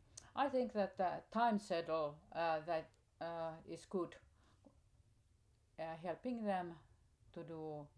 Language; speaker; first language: English; non-native, learner; Finnish